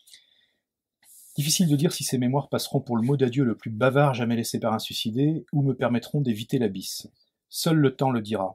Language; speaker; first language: French; native; French